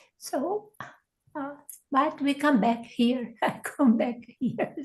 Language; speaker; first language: English; non-native, learner; Portuguese